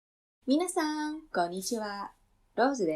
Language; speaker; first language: Japanese; non-native, fluent; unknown